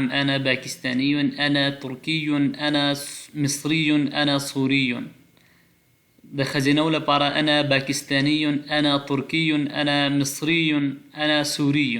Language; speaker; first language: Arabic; non-native, fluent; Pashto